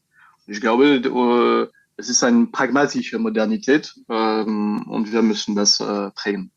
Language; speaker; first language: German; non-native, fluent; French